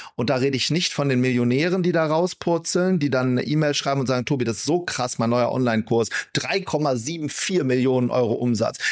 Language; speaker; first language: German; native; German